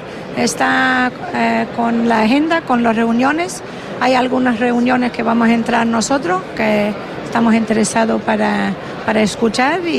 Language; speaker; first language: Spanish; non-native, fluent; English